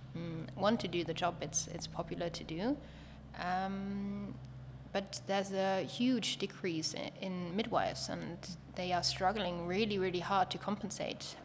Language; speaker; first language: English; non-native, fluent; German